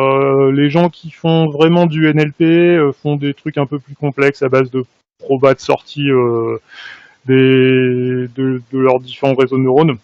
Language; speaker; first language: French; native; French